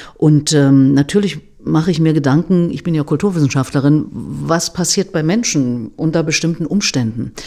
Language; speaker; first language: German; native; German